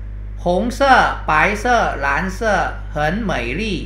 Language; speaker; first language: Chinese; non-native, fluent; Thai